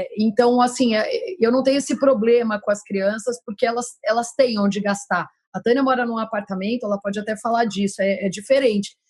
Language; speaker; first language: Portuguese; native; Portuguese